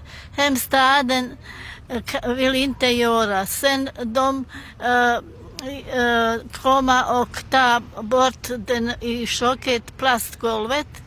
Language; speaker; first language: Swedish; non-native, learner; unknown